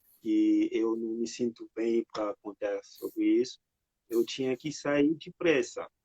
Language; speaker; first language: Portuguese; non-native, fluent; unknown